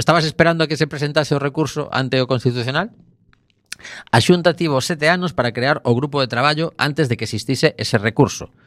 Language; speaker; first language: Galician; native; Galician